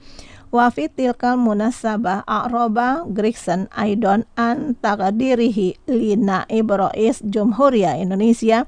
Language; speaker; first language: Arabic; non-native, fluent; Indonesian